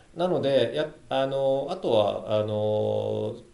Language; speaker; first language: Japanese; non-native, fluent; Chinese